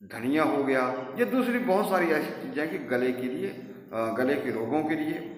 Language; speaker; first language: Hindi; native; Hindi